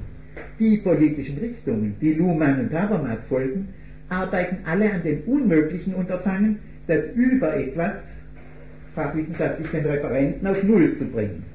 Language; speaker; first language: German; native; German